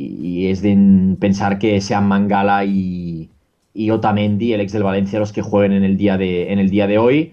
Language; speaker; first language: Spanish; native; Spanish